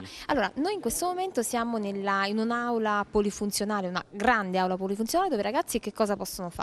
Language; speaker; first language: Italian; native; Italian